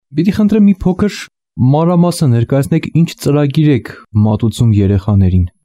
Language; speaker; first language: Armenian; native; Armenian